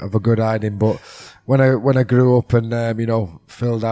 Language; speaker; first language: English; native; English